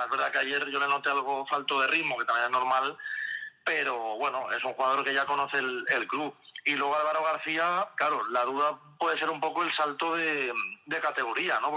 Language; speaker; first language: Spanish; native; Spanish